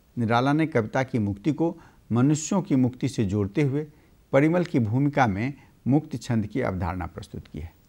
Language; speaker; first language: Hindi; native; Hindi